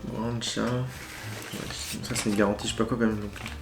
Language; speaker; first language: French; native; French